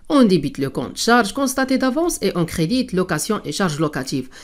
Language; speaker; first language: French; non-native, local second language; Arabic